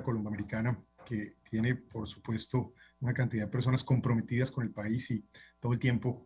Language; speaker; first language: Spanish; native; Spanish